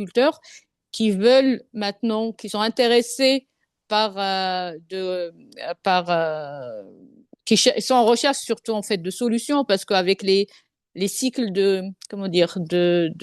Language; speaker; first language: French; non-native, local second language; Arabic